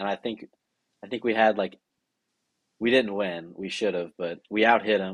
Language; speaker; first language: English; native; English